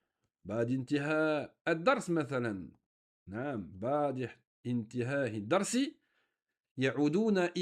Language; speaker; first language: Arabic; non-native, fluent; French